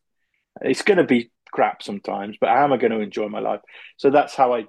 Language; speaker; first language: English; native; English